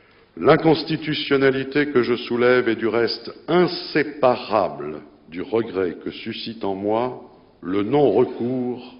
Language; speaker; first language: French; native; French